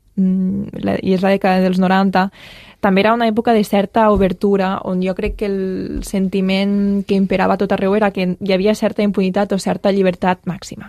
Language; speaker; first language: Catalan; native; Catalan